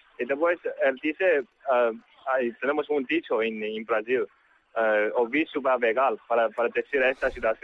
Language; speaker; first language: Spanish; non-native, learner; Chinese